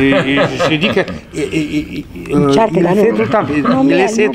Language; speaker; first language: French; non-native, fluent; Romanian